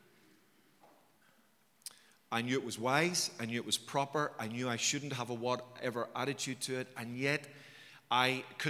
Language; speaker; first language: English; native; English